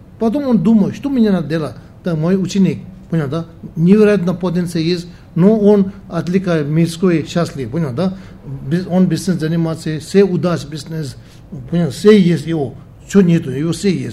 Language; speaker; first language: Russian; non-native, learner; Tibetan